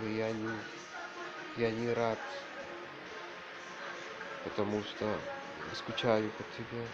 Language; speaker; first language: Russian; non-native, learner; Spanish